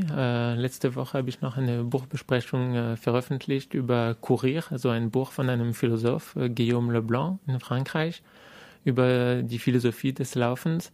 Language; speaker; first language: German; non-native, fluent; French